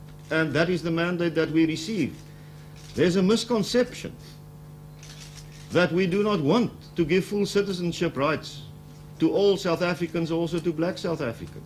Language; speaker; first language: English; non-native, local second language; Afrikaans